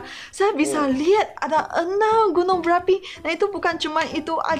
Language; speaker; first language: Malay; non-native, local second language; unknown